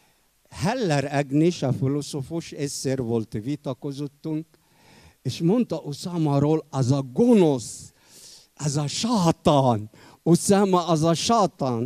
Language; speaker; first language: Hungarian; non-native, fluent; Arabic